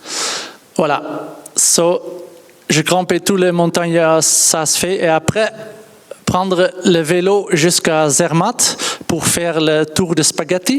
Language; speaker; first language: French; non-native, learner; Dutch